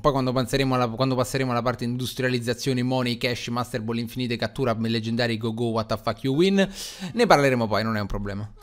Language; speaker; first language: Italian; native; Italian